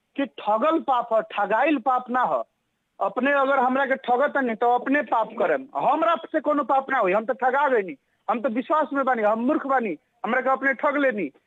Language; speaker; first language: Bhojpuri; native; Bhojpuri